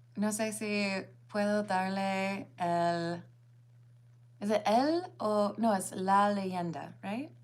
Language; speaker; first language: Spanish; non-native, learner; English